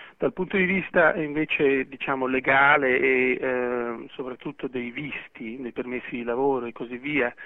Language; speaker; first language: Italian; early bilingual, heritage; Italian